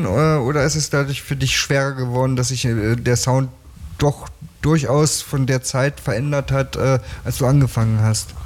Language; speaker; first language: German; native; German